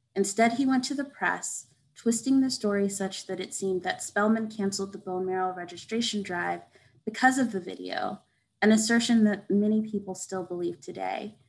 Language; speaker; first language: English; native; English